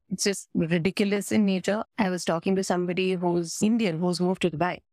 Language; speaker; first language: English; non-native, local second language; Hindi